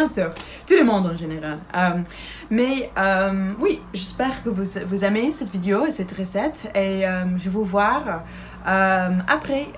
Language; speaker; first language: French; non-native, learner; Dutch